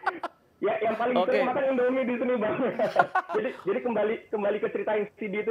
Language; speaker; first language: Indonesian; native; Indonesian